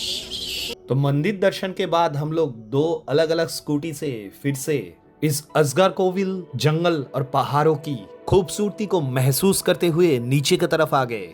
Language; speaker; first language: Hindi; non-native, local second language; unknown